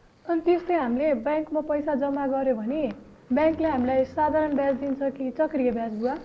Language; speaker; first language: Nepali; native; Nepali